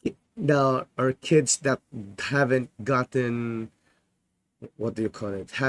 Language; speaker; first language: English; non-native, fluent; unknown